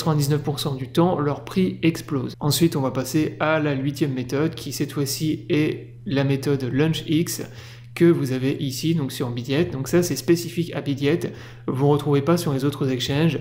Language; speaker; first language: French; native; French